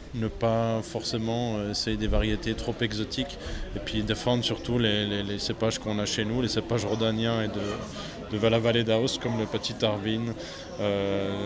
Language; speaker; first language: French; native; French